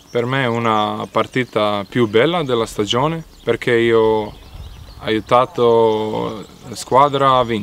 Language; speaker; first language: Italian; non-native, learner; Croatian